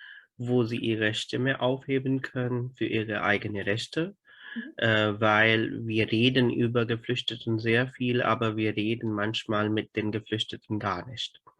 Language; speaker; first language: German; non-native, fluent; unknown